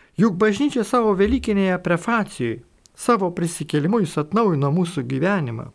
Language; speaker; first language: Lithuanian; native; Lithuanian